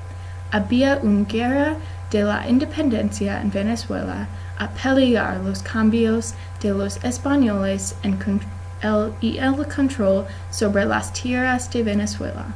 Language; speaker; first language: Spanish; non-native, learner; English